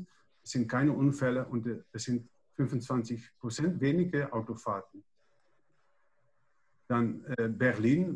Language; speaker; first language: German; non-native, learner; Dutch